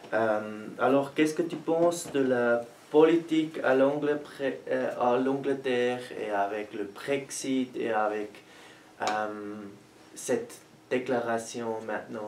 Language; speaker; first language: French; non-native, learner; German